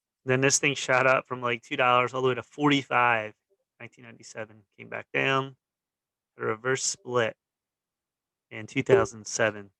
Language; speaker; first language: English; native; English